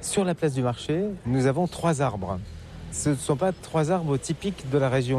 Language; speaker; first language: French; native; French